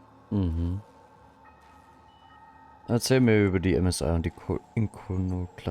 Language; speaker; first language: German; native; German